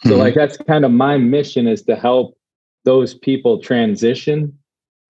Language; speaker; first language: English; native; English